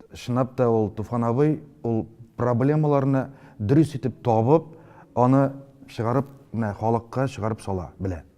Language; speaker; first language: Tatar; native; Tatar